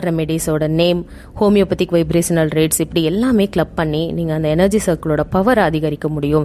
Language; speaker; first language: Tamil; native; Tamil